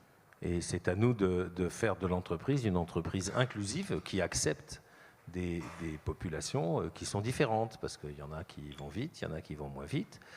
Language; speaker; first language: French; native; French